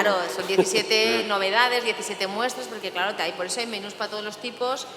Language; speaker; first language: Spanish; native; Spanish